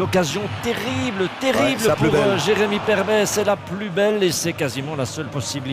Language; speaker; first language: French; native; French